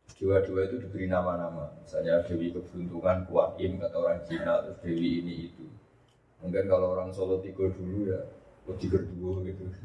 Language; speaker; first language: Indonesian; non-native, local second language; Javanese